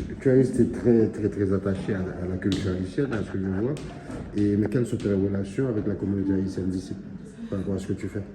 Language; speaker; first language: French; non-native, local second language; Haitian Creole